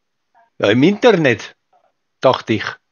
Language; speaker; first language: German; native; German